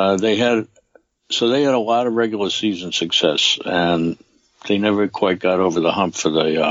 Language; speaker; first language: English; native; English